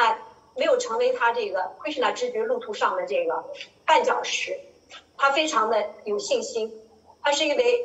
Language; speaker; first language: Chinese; native; Chinese